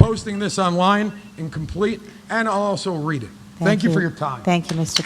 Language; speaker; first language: English; native; English